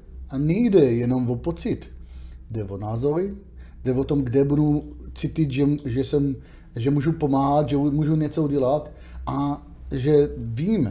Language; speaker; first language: Czech; non-native, learner; Hebrew